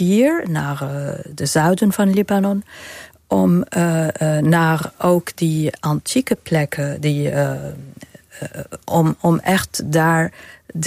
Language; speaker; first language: Dutch; non-native, fluent; Arabic